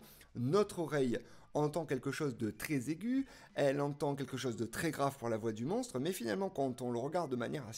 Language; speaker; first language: French; native; French